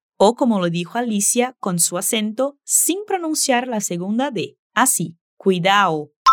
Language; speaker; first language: Spanish; non-native, fluent; Portuguese